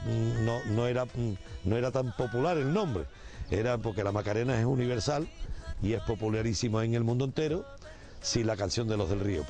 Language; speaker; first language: Spanish; native; Spanish